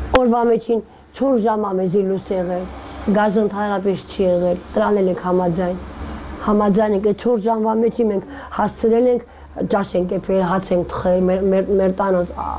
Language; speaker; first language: Armenian; native; Armenian